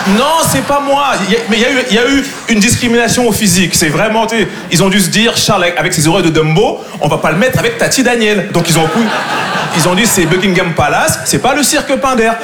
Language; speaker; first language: French; native; French